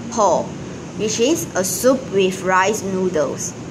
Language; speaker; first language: English; non-native, local second language; Chinese